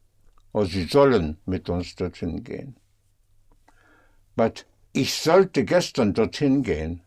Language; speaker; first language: German; non-native, fluent; English